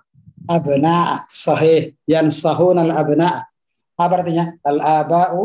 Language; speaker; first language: Indonesian; native; Indonesian